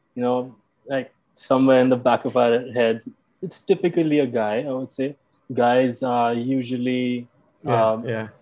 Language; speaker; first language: English; non-native, local second language; Hindi